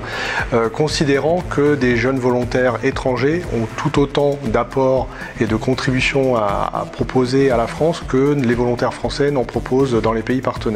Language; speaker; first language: French; native; French